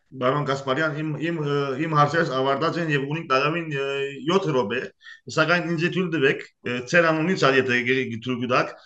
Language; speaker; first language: Armenian; early bilingual, heritage; Armenian